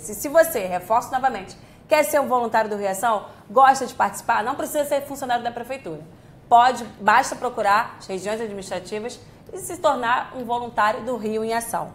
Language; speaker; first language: Portuguese; native; Portuguese